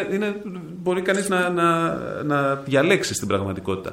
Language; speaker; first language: Greek; native; Greek